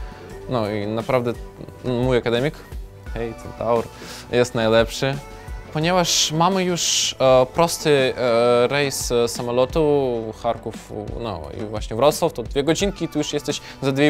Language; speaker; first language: Polish; non-native, learner; Ukrainian